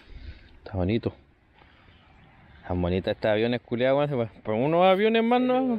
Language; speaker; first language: Spanish; native; Spanish